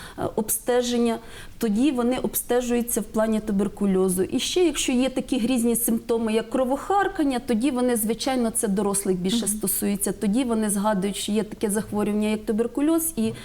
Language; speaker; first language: Ukrainian; native; Ukrainian